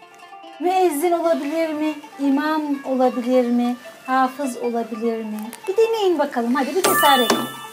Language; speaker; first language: Turkish; native; Turkish